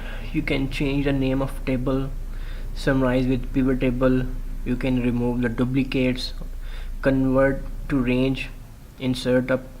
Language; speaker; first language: English; non-native, local second language; Urdu